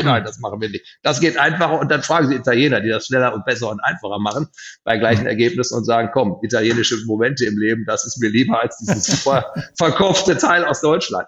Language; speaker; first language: German; native; German